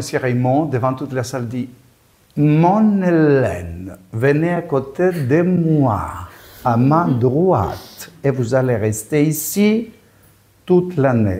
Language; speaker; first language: French; non-native, fluent; Greek